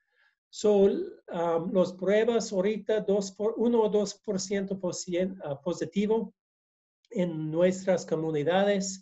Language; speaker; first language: Spanish; non-native, learner; English